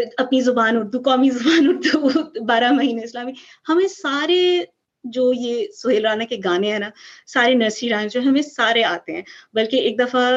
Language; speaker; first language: Urdu; early bilingual, heritage; Urdu